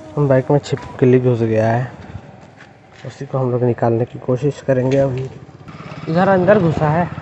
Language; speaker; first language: Hindi; native; Hindi